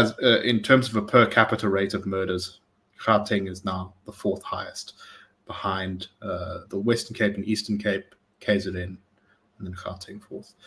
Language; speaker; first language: English; native; English